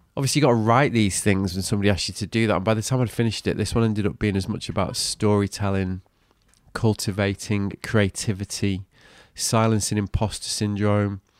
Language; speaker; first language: English; native; English